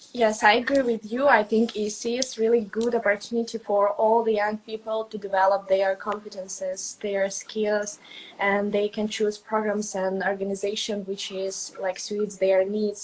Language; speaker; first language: English; non-native, fluent; Russian